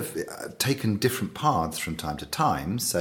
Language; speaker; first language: English; native; English